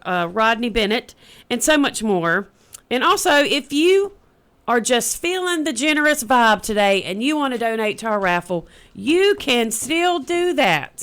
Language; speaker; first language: English; native; English